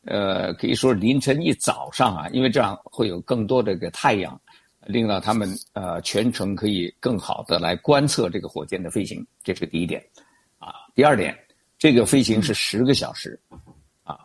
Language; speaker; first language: Chinese; native; Chinese